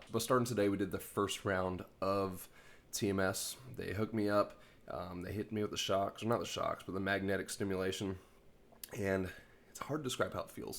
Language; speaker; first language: English; native; English